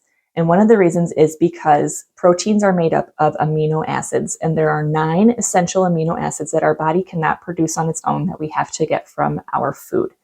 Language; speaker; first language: English; native; English